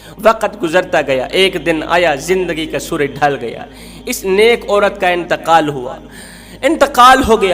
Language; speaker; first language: Urdu; native; Urdu